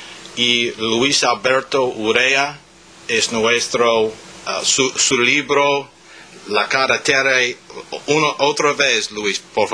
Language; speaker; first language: Spanish; non-native, learner; English